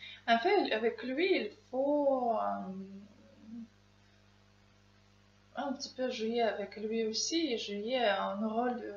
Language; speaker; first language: French; non-native, learner; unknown